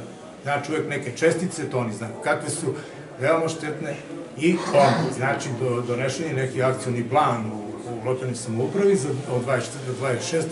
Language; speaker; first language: Serbian; native; Serbian